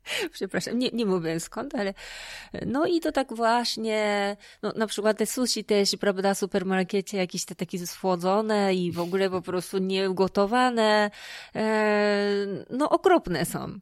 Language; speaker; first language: Polish; non-native, fluent; Japanese